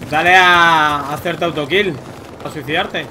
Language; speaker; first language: Spanish; native; Spanish